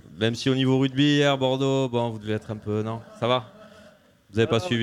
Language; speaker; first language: French; native; French